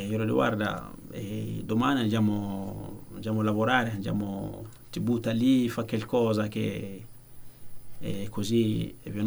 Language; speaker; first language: Italian; non-native, learner; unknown